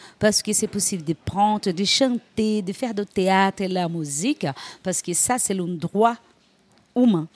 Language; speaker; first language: French; non-native, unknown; Portuguese